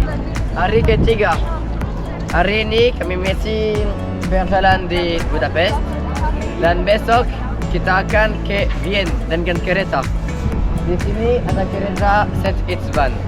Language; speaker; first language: Indonesian; non-native, learner; French